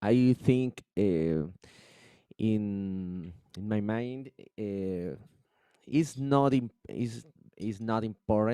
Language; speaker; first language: English; non-native, learner; Spanish